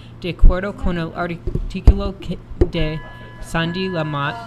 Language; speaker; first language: Spanish; non-native, learner; English